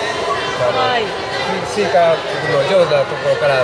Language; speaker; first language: Japanese; native; Japanese